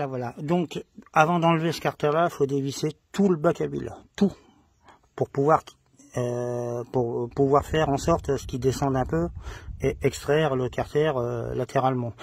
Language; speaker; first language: French; native; French